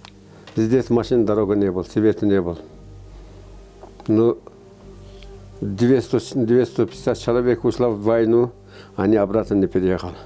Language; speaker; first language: Russian; non-native, local second language; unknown